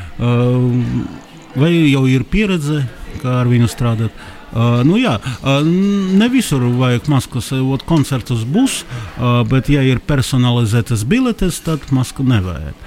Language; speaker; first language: Latvian; non-native, local second language; Russian